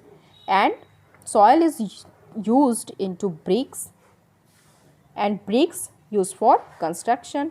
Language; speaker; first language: English; non-native, local second language; Hindi